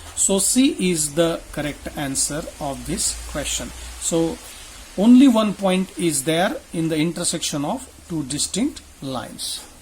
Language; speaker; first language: English; non-native, local second language; Marathi